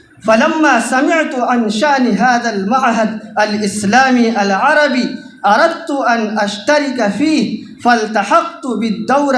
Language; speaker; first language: Arabic; non-native, fluent; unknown